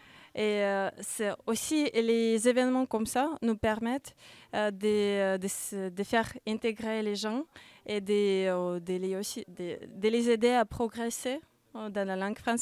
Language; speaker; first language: French; non-native, learner; Ukrainian